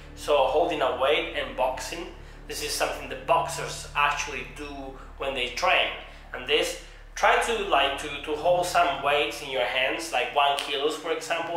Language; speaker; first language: English; non-native, fluent; Italian